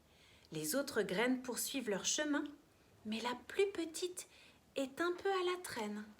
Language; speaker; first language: French; native; French